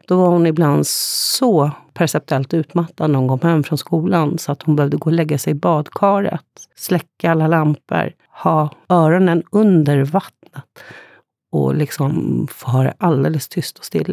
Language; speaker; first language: Swedish; native; Swedish